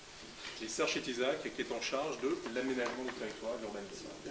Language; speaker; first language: French; native; French